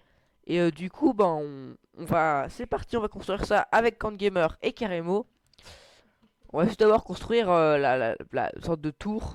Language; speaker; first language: French; native; French